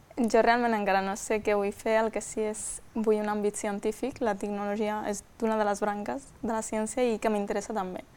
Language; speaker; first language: Catalan; non-native, local second language; Spanish